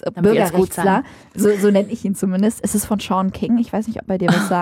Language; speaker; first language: German; native; German